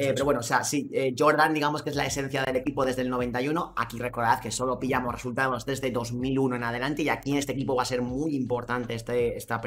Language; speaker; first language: Spanish; native; Spanish